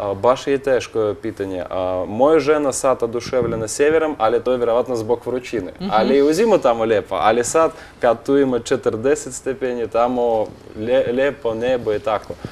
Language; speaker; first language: Bosnian; non-native, learner; Russian